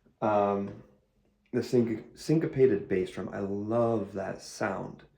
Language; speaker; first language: English; native; English